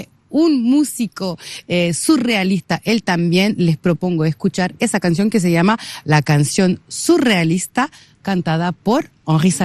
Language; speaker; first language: Spanish; native; Spanish